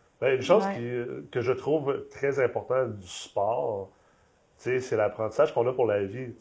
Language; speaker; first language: French; native; French